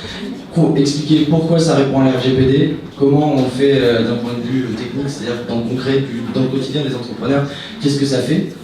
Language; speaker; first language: French; native; French